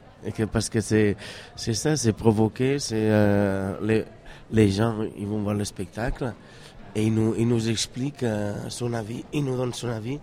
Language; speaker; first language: French; non-native, fluent; Catalan